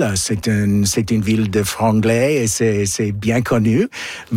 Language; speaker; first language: French; non-native, local second language; English